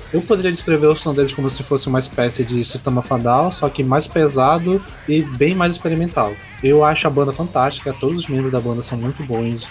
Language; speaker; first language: Portuguese; native; Portuguese